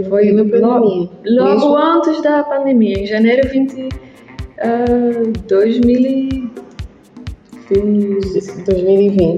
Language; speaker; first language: Portuguese; non-native, learner; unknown